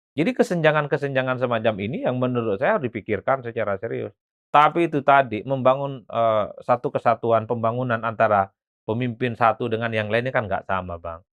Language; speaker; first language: Indonesian; non-native, local second language; Madurese